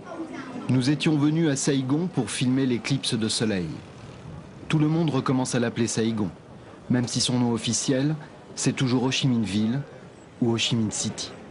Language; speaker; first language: French; native; French